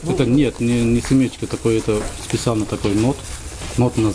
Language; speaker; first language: Russian; non-native, local second language; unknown